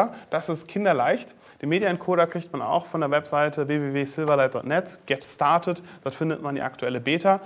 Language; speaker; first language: German; native; German